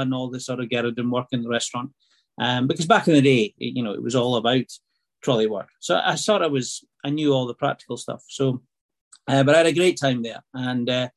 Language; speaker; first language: English; native; English